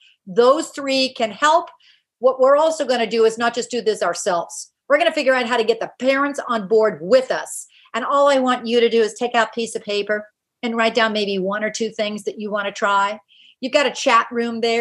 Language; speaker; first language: English; native; English